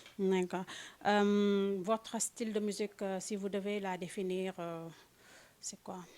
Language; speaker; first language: French; non-native, local second language; Wolof